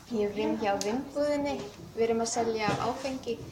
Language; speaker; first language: Icelandic; non-native, learner; Hungarian